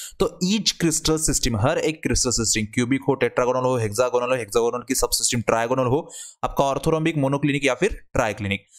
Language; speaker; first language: Hindi; non-native, local second language; Marathi